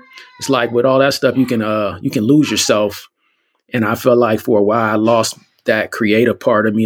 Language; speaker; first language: English; native; English